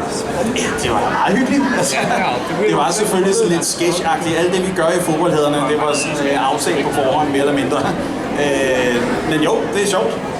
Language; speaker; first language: Danish; native; Danish